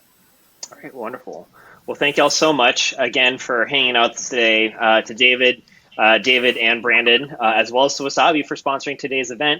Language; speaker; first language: English; native; English